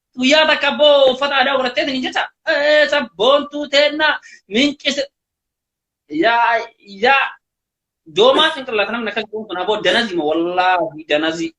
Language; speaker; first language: Oromo; native; Oromo